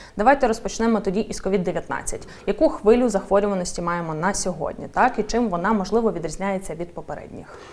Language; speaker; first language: Ukrainian; native; Ukrainian